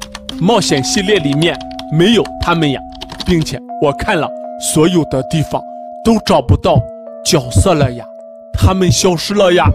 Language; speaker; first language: Chinese; native; Chinese